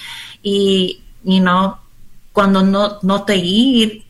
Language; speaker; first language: Spanish; non-native, learner; English